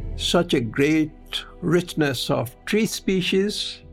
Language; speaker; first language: English; non-native, local second language; Punjabi